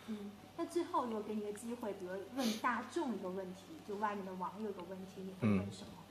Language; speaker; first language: Chinese; native; Chinese